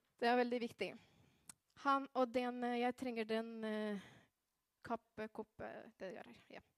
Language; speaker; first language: Norwegian; non-native, fluent; Spanish